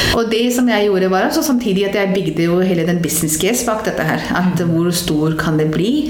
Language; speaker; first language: Norwegian; non-native, fluent; Hindi